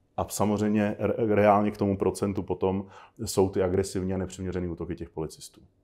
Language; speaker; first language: Czech; native; Czech